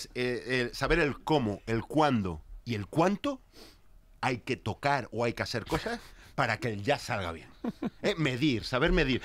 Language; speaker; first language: Spanish; native; Spanish